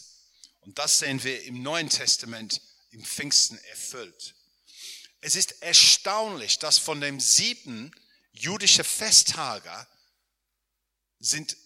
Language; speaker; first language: German; non-native, fluent; English